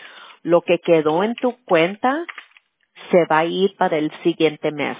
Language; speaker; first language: Spanish; early bilingual, heritage; Spanish